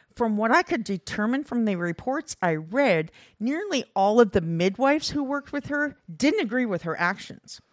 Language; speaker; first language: English; early bilingual, other home language; Korean